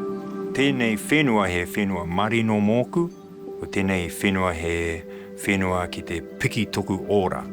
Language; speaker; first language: Māori; non-native, local second language; English